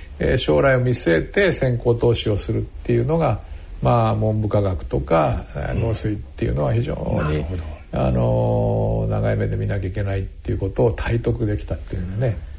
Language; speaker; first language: Japanese; native; Japanese